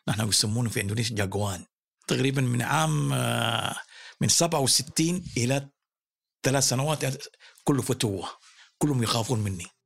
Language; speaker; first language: Arabic; early bilingual, other home language; Indonesian